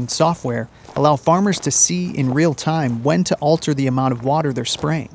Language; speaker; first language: English; native; English